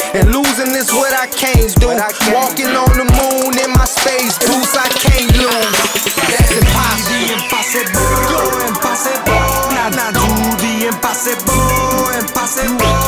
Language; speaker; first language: English; native; English